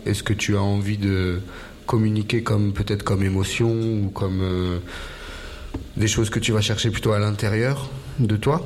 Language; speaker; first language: French; native; French